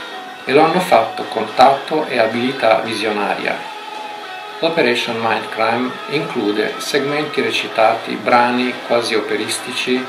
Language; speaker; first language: Italian; native; Italian